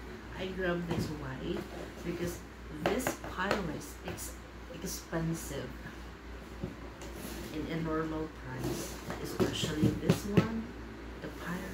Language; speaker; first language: English; non-native, local second language; Filipino